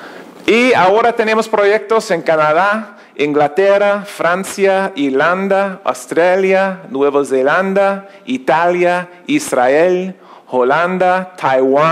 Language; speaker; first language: Spanish; non-native, learner; English